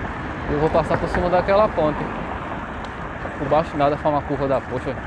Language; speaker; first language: Portuguese; native; Portuguese